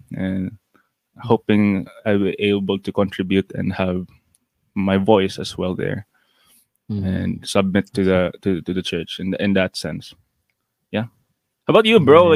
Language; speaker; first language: English; non-native, local second language; Cebuano